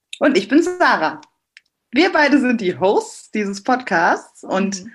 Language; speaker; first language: German; native; German